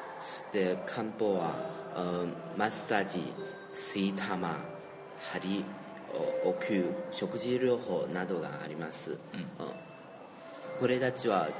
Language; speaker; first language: Japanese; non-native, learner; Chinese